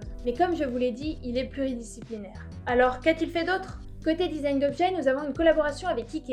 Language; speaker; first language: French; native; French